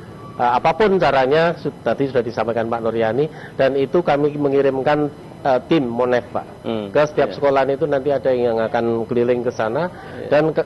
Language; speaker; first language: Indonesian; native; Indonesian